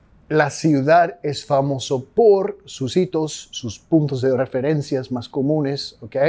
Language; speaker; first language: Spanish; non-native, fluent; English